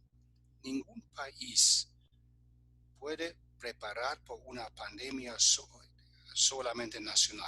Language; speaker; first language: Spanish; non-native, fluent; German